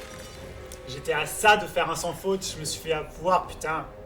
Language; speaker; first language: French; native; French